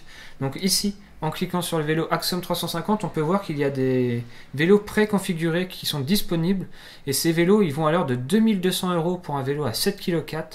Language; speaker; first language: French; native; French